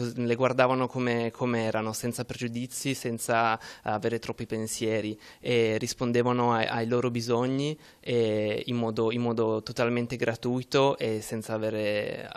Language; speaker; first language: Italian; native; Italian